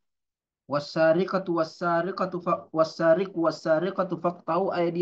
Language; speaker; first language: Arabic; non-native, fluent; Indonesian